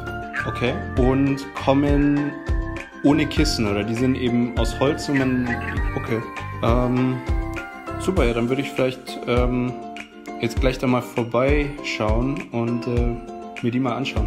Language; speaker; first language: German; native; German